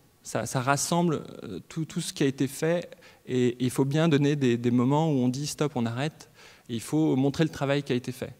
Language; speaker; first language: French; native; French